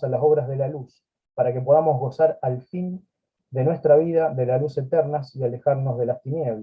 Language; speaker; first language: Spanish; native; Spanish